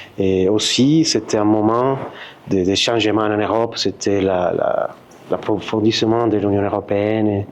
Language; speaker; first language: French; non-native, fluent; Spanish